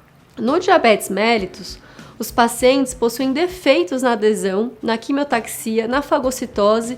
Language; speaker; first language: Portuguese; native; Portuguese